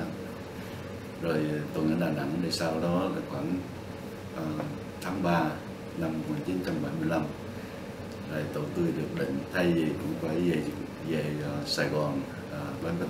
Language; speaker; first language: Vietnamese; non-native, local second language; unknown